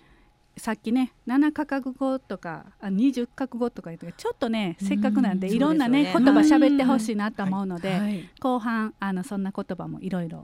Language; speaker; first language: Japanese; native; Japanese